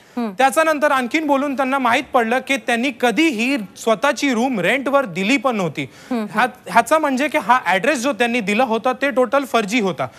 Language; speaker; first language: Marathi; non-native, local second language; Hindi